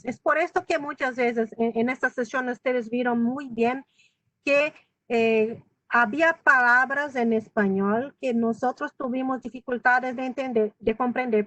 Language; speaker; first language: Spanish; non-native, fluent; Portuguese